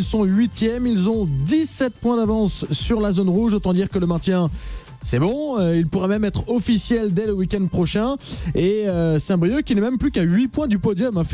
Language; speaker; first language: French; native; French